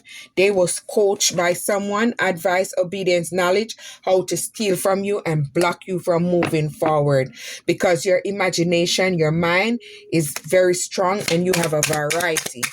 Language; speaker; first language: English; native; English